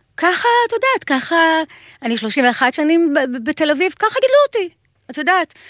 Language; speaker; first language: Hebrew; native; Hebrew